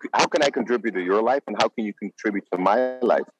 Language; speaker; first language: English; non-native, fluent; Dutch